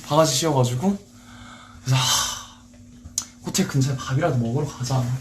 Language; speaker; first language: Korean; early bilingual, heritage; Korean